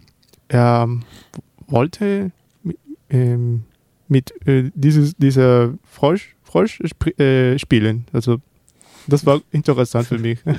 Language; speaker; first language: German; non-native, learner; Spanish